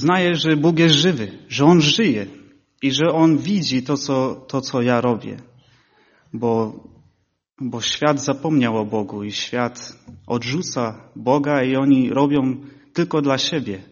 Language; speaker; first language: Polish; early bilingual, heritage; Polish